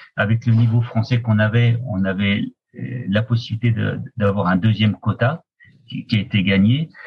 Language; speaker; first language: French; native; French